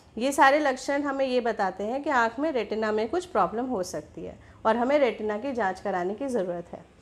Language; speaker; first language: Hindi; native; Hindi